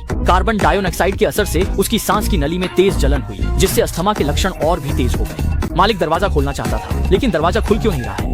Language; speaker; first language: Hindi; native; Hindi